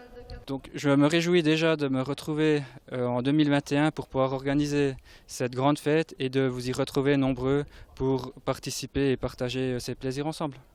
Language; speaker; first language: French; native; French